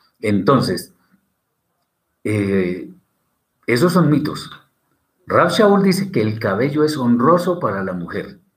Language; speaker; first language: Spanish; native; Spanish